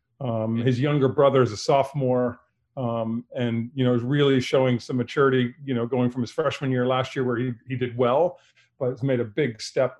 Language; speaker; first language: English; native; English